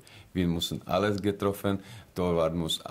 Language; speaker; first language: German; non-native, learner; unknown